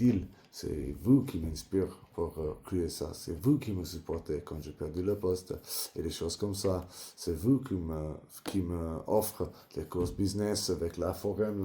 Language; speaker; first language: French; non-native, learner; English